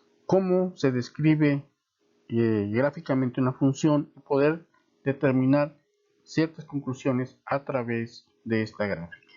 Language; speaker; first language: Spanish; native; Spanish